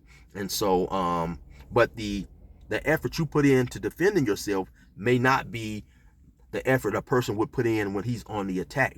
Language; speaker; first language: English; native; English